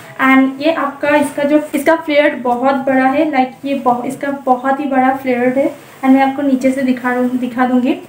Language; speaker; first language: Hindi; non-native, local second language; Bangla